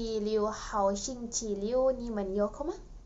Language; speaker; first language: Chinese; non-native, learner; Malay